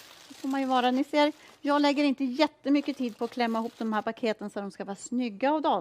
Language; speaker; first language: Swedish; native; Swedish